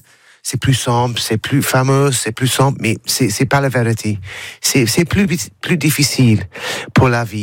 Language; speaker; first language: French; non-native, learner; English